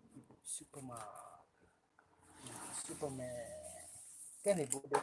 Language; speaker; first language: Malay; non-native, local second language; Balinese